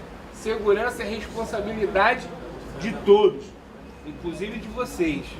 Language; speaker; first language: Portuguese; native; Portuguese